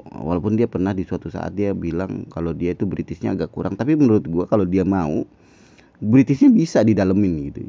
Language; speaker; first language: Indonesian; native; Indonesian